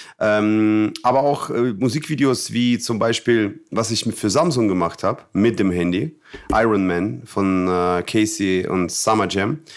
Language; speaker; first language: German; non-native, fluent; Russian